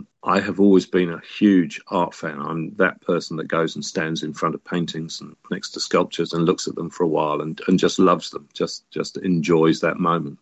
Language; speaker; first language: English; native; English